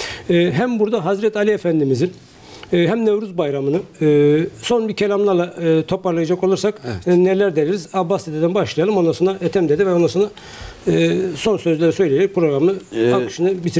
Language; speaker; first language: Turkish; native; Turkish